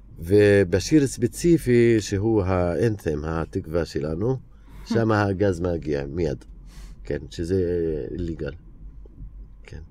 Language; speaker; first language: Hebrew; non-native, local second language; Arabic